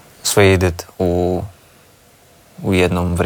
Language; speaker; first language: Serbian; non-native, learner; Russian